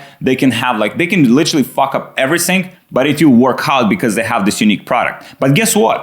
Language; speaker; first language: English; non-native, fluent; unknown